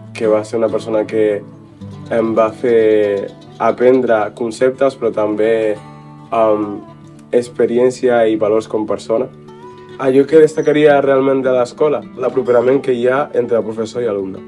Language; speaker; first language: Catalan; early bilingual, other home language; Spanish